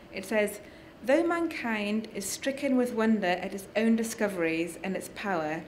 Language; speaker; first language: English; native; English